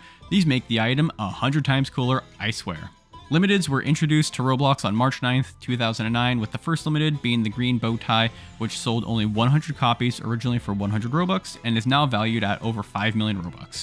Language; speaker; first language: English; native; English